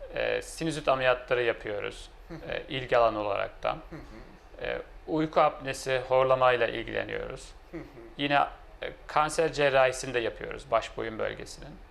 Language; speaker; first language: Turkish; native; Turkish